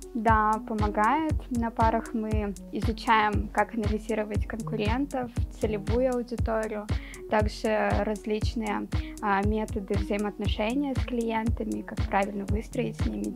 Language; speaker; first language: Russian; native; Russian